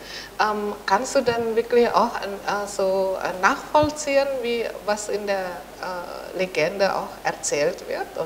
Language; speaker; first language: German; non-native, fluent; Indonesian